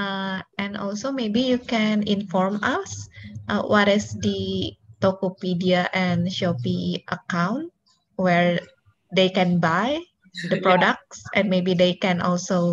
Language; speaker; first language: English; non-native, local second language; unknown